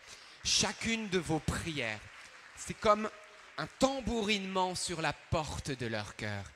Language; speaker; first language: French; early bilingual, other home language; Arabic